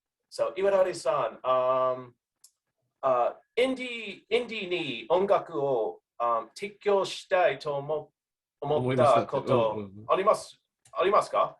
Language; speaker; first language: Japanese; non-native, learner; English